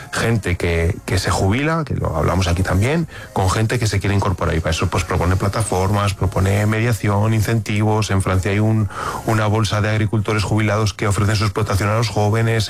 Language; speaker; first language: Spanish; native; Spanish